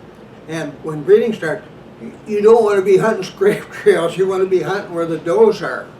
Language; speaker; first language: English; native; English